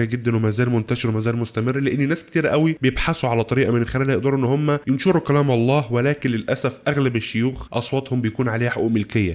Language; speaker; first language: Arabic; native; Arabic